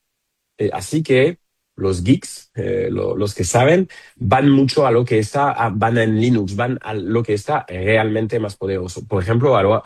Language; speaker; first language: Spanish; non-native, fluent; French